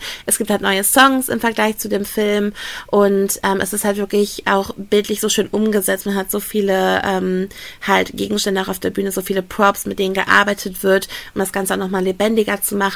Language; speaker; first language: German; native; German